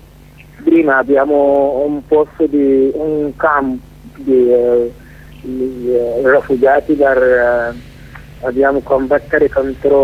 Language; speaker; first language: Italian; non-native, learner; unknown